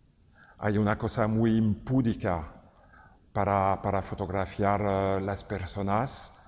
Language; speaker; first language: Spanish; non-native, learner; French